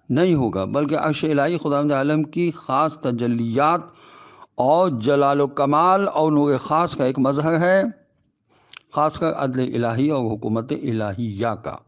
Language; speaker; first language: Urdu; native; Urdu